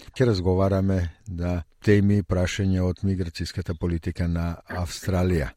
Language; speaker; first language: Macedonian; early bilingual, heritage; Macedonian